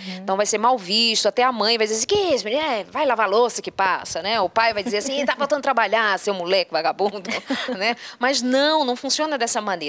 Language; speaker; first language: Portuguese; native; Portuguese